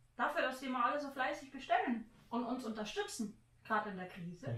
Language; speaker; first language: German; native; German